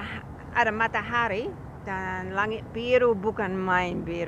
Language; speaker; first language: Indonesian; non-native, fluent; English